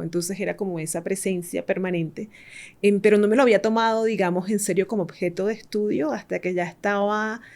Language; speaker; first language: Spanish; native; Spanish